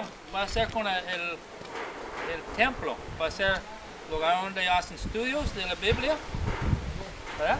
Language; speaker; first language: Spanish; non-native, learner; English